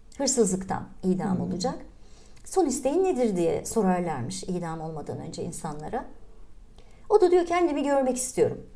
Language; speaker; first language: Turkish; native; Turkish